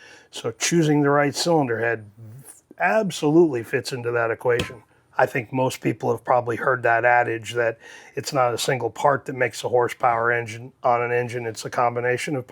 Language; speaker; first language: English; native; English